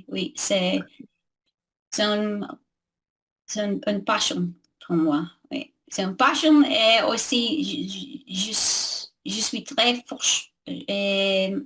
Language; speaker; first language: French; non-native, learner; English